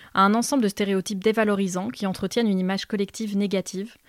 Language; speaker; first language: French; native; French